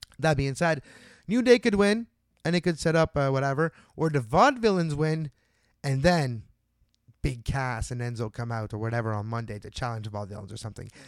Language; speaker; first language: English; non-native, local second language; French